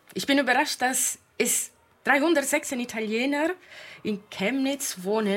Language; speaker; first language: German; non-native, fluent; Italian